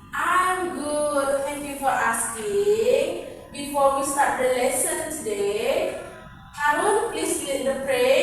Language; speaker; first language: English; non-native, fluent; Indonesian